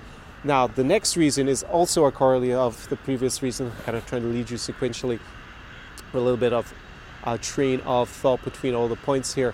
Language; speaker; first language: English; native; English